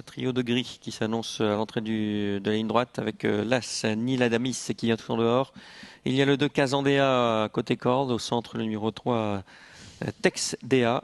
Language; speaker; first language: French; native; French